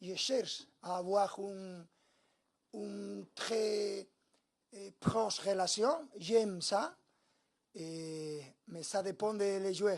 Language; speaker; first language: French; non-native, learner; Spanish